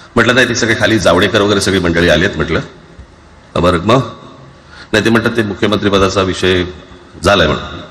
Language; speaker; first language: Marathi; native; Marathi